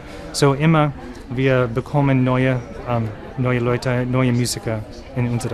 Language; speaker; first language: German; non-native, learner; English